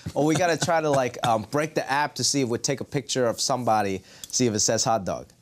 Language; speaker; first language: English; non-native, local second language; Cantonese